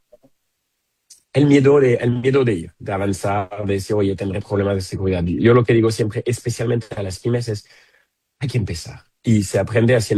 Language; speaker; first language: Spanish; non-native, fluent; French